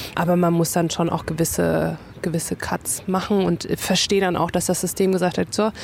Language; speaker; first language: German; native; German